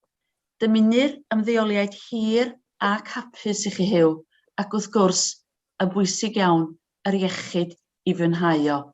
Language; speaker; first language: Welsh; native; Welsh